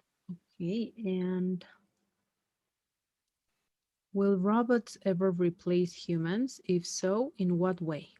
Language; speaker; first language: English; non-native, fluent; Spanish